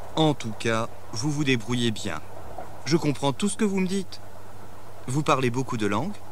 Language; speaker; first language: French; native; French